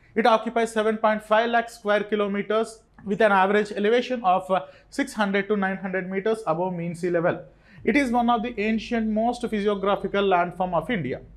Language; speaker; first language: English; non-native, local second language; Telugu